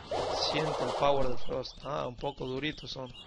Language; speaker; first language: Spanish; native; Spanish